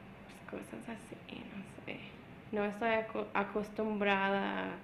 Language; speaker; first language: Spanish; non-native, fluent; English